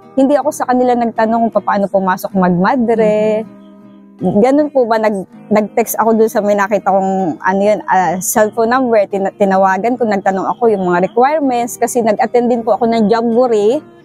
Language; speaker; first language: Filipino; native; Filipino